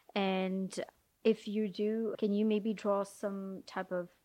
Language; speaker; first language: English; non-native, fluent; Morisyen